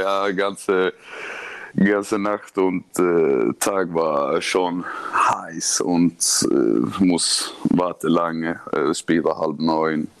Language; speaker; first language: German; non-native, learner; Swedish